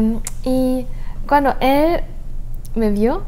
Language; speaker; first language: Spanish; non-native, fluent; German